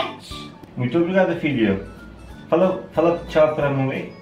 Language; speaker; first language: Portuguese; non-native, learner; Turkish